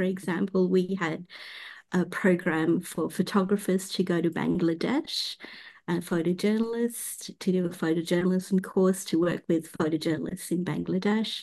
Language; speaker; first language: English; native; English